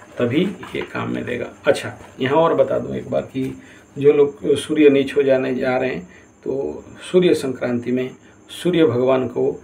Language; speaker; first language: Hindi; non-native, local second language; Odia